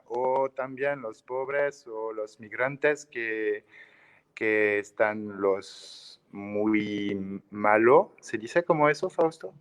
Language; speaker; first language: Spanish; non-native, learner; French